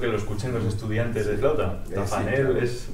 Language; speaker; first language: Spanish; native; Spanish